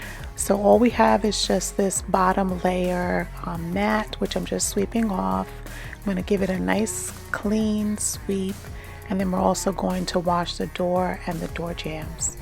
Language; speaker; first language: English; native; English